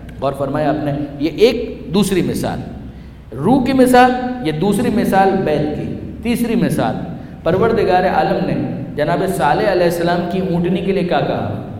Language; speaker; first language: Urdu; non-native, local second language; Punjabi